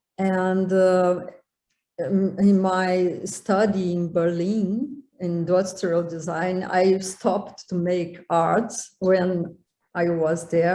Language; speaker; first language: English; non-native, learner; Portuguese